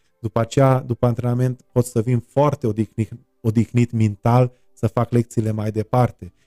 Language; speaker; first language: Romanian; non-native, local second language; Hungarian